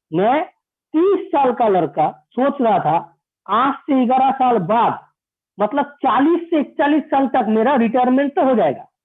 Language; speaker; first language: Hindi; non-native, local second language; Bangla